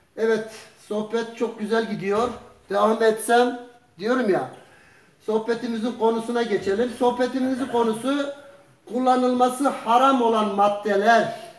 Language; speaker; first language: Turkish; early bilingual, heritage; Turkish